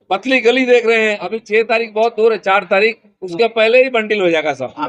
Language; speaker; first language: Hindi; non-native, local second language; Bangla